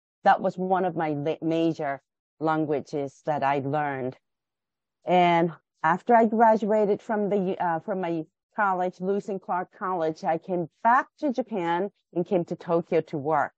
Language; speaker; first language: English; non-native, fluent; Japanese